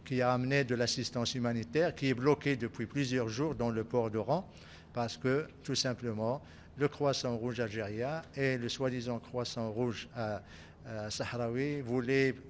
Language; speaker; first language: French; non-native, local second language; Arabic